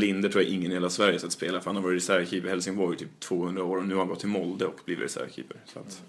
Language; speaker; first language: Swedish; native; Swedish